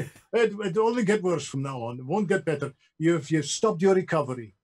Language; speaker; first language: English; non-native, fluent; Dutch